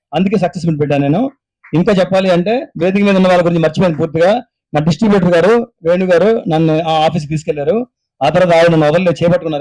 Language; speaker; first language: Telugu; native; Telugu